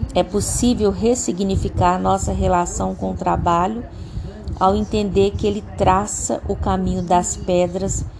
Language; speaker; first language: Portuguese; native; Portuguese